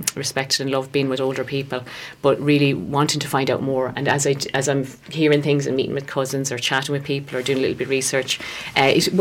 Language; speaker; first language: English; native; English